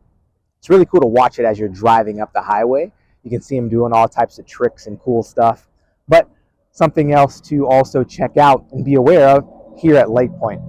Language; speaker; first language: English; native; English